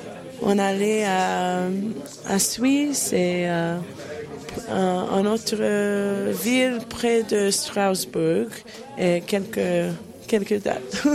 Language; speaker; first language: French; non-native, learner; English